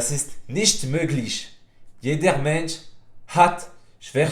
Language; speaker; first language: German; non-native, fluent; French